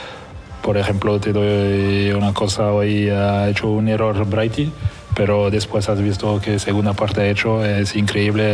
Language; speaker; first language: Spanish; non-native, fluent; French